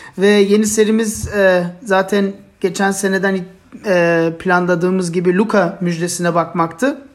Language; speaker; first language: Turkish; non-native, fluent; German